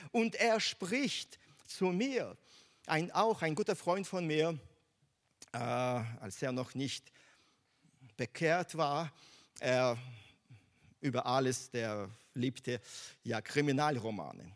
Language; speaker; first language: German; non-native, fluent; Russian